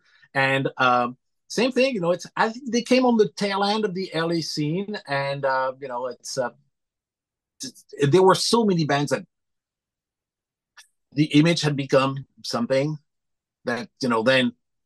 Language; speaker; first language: English; non-native, fluent; French